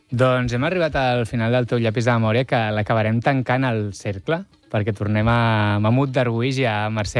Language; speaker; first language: Catalan; native; Catalan